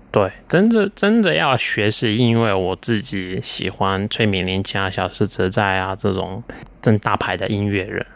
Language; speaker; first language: Chinese; non-native, fluent; Japanese